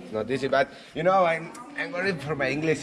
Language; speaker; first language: English; non-native, learner; Spanish